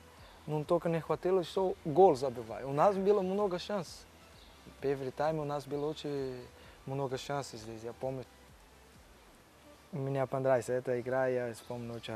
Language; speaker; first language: Russian; non-native, learner; Portuguese